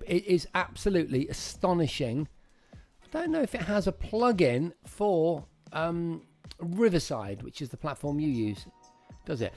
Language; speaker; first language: English; native; English